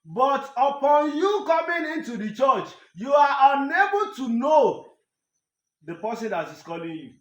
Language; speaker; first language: English; non-native, local second language; Yoruba